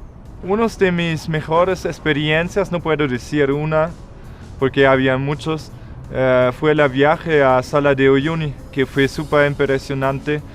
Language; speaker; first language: Spanish; non-native, fluent; German